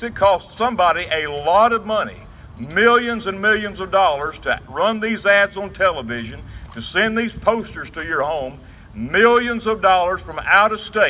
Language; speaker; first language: English; native; English